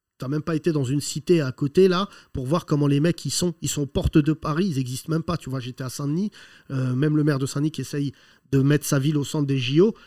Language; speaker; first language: French; native; French